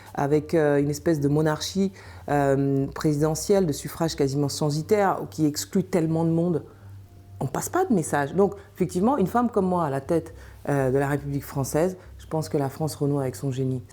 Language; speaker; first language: French; early bilingual, other home language; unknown